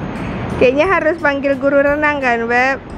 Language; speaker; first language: Indonesian; native; Indonesian